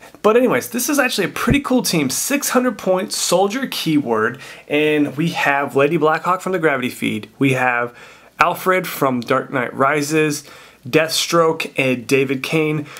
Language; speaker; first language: English; native; English